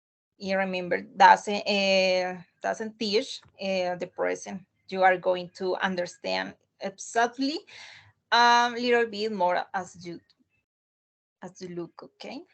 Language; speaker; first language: English; non-native, learner; Spanish